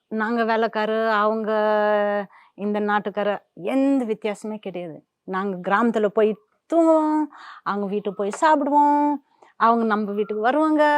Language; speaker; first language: Tamil; non-native, local second language; French